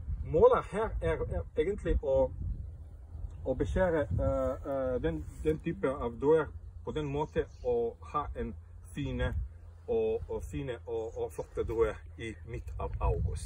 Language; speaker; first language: Norwegian; non-native, fluent; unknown